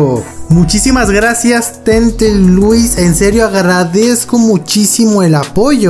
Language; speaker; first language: Spanish; native; Spanish